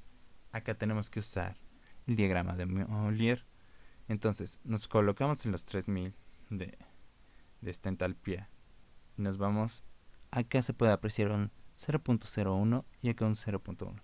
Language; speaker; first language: Spanish; native; Spanish